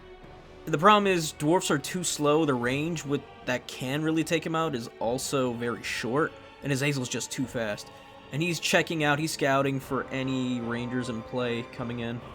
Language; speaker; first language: English; native; English